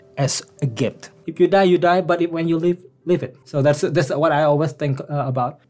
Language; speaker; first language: English; non-native, fluent; Indonesian